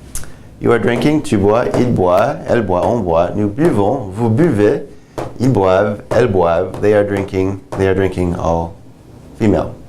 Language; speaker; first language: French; non-native, fluent; English